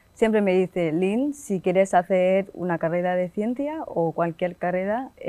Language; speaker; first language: Spanish; non-native, fluent; Vietnamese